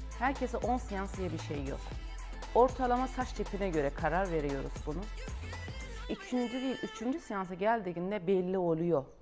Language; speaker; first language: Turkish; non-native, fluent; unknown